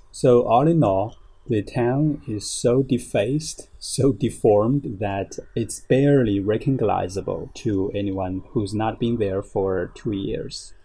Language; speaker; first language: English; non-native, fluent; Chinese